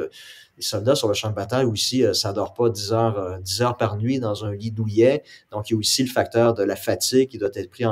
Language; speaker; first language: French; native; French